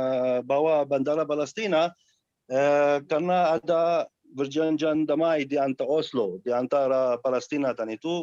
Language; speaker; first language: Indonesian; non-native, learner; Arabic